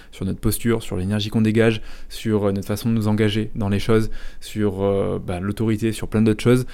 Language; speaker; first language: French; native; French